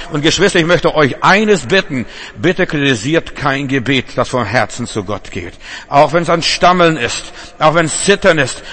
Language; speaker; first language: German; non-native, fluent; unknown